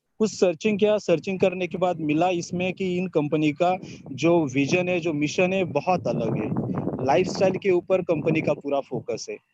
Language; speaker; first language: Hindi; non-native, local second language; Marathi